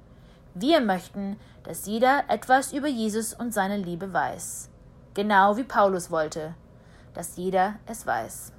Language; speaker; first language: German; early bilingual, heritage; German